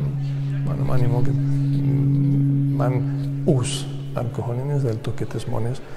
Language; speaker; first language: Lithuanian; non-native, learner; Spanish